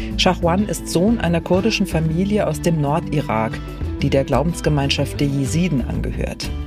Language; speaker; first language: German; native; German